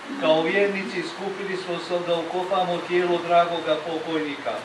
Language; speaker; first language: Croatian; native; Croatian